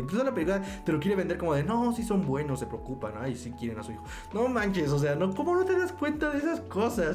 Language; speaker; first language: Spanish; native; Spanish